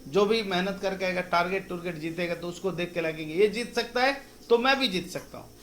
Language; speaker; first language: Hindi; non-native, local second language; Bangla